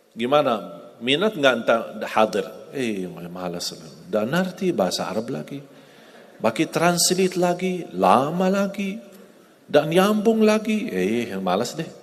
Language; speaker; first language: Indonesian; non-native, fluent; Arabic